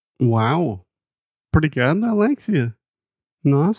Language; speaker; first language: Portuguese; non-native, fluent; English